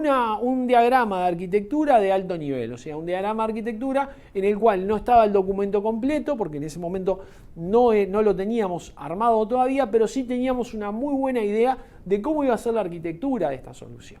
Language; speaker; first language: Spanish; native; Spanish